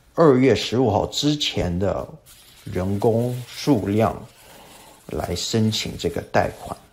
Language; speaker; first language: Chinese; non-native, fluent; English